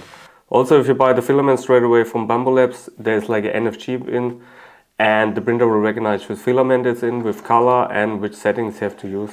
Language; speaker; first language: English; non-native, fluent; German